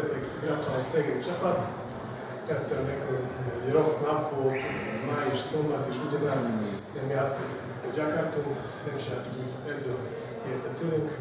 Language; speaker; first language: Hungarian; non-native, learner; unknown